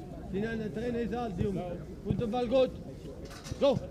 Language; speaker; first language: German; non-native, learner; Catalan